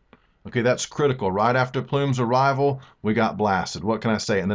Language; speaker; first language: English; native; English